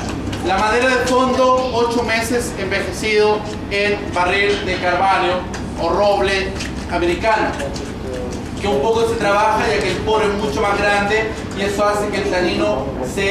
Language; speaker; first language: Spanish; native; Spanish